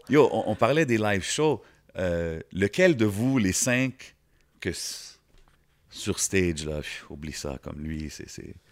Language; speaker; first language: French; early bilingual, other home language; Arabic